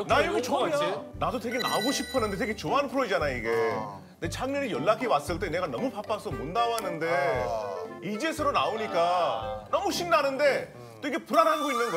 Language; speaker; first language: Korean; non-native, fluent; Hindi